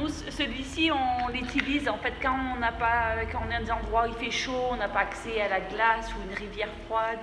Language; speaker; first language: French; native; French